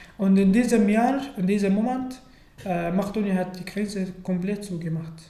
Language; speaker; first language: German; non-native, learner; Arabic